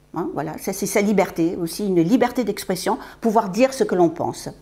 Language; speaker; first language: French; native; French